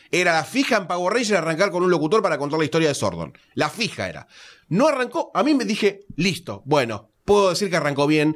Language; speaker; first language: Spanish; native; Spanish